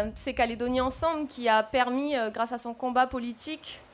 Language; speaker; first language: French; native; French